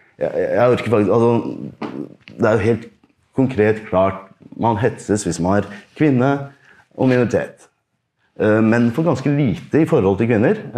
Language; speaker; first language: Norwegian; early bilingual, other home language; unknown